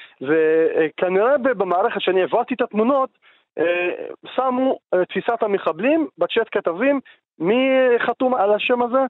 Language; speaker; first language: Hebrew; non-native, local second language; Arabic